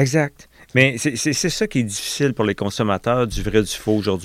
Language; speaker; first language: French; native; French